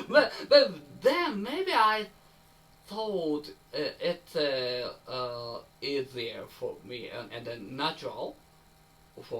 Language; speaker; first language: English; non-native, learner; Japanese